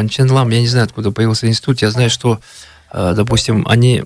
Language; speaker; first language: Russian; native; Russian